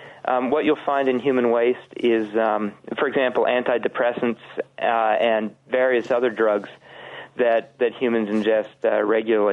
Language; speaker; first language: English; native; English